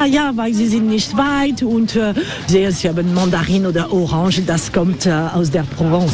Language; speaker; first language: German; non-native, learner; French